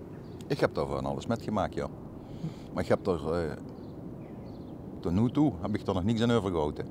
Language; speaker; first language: Dutch; native; Dutch